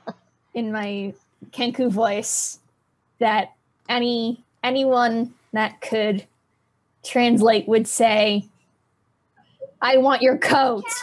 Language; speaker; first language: English; native; English